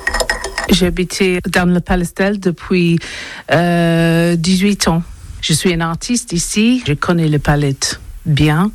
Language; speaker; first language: French; non-native, learner; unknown